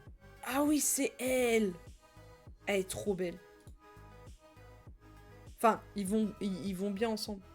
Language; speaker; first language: French; native; French